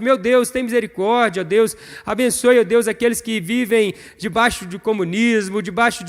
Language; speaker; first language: Portuguese; native; Portuguese